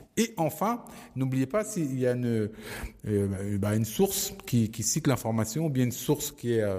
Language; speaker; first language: French; early bilingual, other home language; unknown